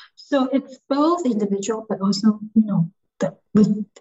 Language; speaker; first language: English; non-native, local second language; Cantonese